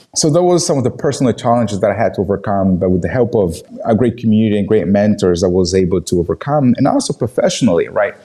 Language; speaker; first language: English; non-native, fluent; Portuguese